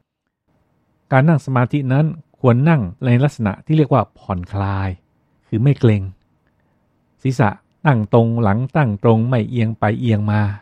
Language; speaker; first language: Thai; native; Thai